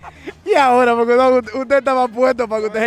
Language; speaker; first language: Spanish; native; Spanish